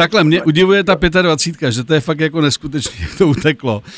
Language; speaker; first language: Czech; native; Czech